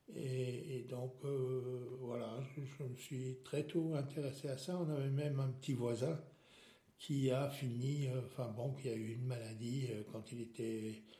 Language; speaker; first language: French; non-native, local second language; Swiss German